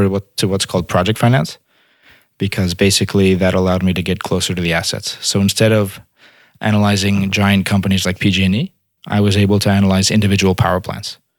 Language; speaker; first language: English; native; English